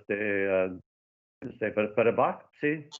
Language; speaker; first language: Spanish; non-native, fluent; English